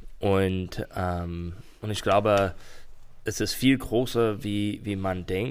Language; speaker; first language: German; non-native, fluent; English